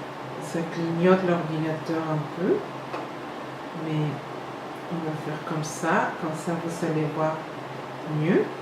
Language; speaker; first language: French; non-native, fluent; Spanish